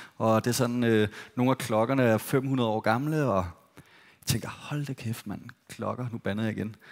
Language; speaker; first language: Danish; native; Danish